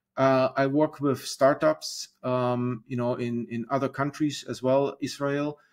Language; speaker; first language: English; non-native, fluent; German